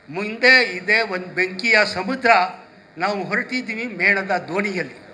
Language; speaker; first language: Kannada; non-native, local second language; Urdu